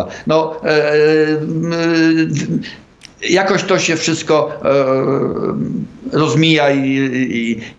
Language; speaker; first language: Polish; native; Polish